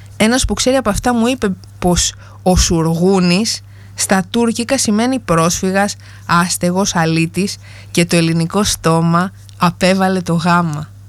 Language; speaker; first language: Greek; native; Greek